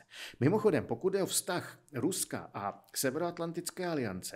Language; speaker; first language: Czech; native; Czech